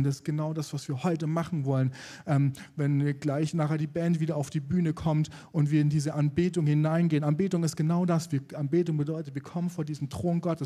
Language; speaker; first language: German; native; German